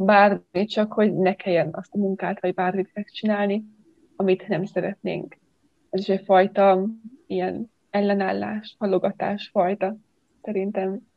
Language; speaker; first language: Hungarian; native; Hungarian